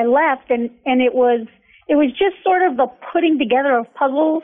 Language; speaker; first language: English; native; English